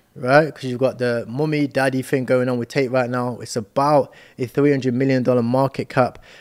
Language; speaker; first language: English; native; English